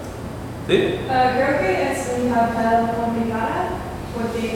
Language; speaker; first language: Spanish; non-native, learner; English